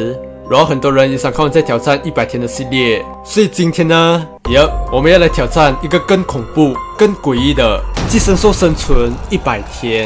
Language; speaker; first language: Chinese; native; Chinese